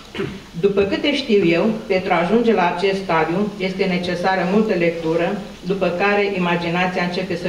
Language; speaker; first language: Romanian; native; Romanian